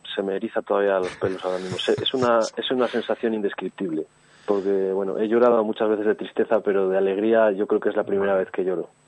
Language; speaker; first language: Spanish; native; Spanish